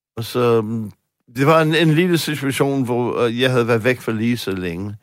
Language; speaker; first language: Danish; non-native, fluent; English